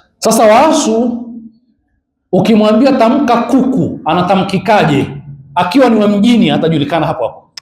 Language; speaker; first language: Swahili; native; Swahili